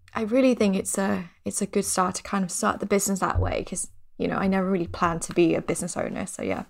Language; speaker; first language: English; non-native, fluent; Thai